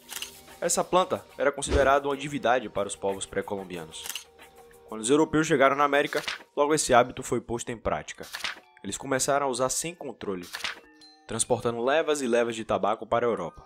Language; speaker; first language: Portuguese; native; Portuguese